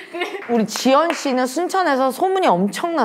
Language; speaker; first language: Korean; native; Korean